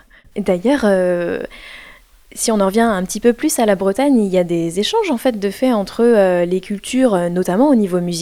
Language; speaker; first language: French; native; French